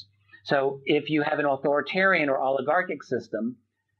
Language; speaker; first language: English; native; English